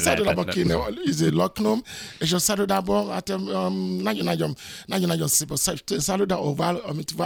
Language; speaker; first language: Hungarian; non-native, learner; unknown